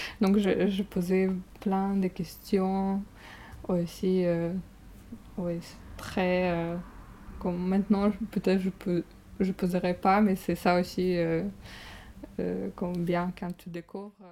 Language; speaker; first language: French; non-native, fluent; Russian